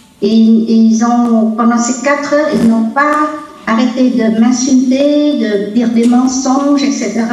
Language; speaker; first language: French; non-native, local second language; Vietnamese